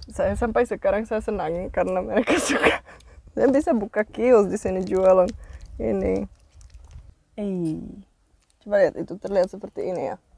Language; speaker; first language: Indonesian; non-native, fluent; Czech